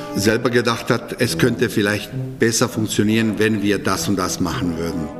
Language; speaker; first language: German; non-native, fluent; Bosnian